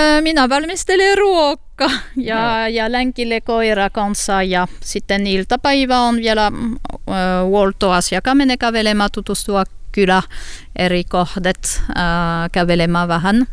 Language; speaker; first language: Finnish; non-native, learner; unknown